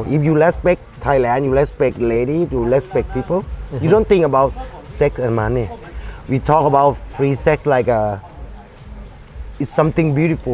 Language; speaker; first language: English; non-native, fluent; Thai